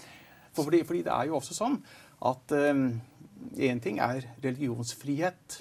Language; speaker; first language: Norwegian; native; Norwegian